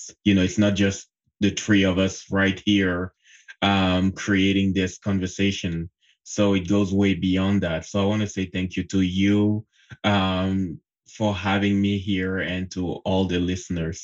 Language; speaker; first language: English; non-native, local second language; French